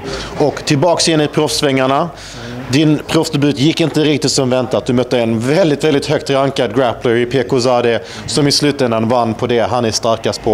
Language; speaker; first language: Swedish; native; Swedish